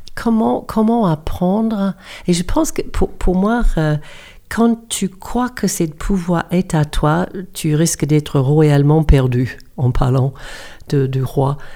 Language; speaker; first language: French; non-native, fluent; English